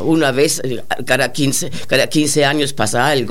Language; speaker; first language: Spanish; non-native, fluent; German